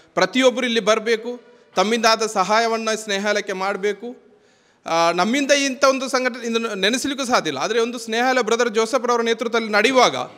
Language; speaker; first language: Kannada; non-native, local second language; Konkani